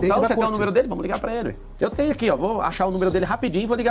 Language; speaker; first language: Portuguese; native; Portuguese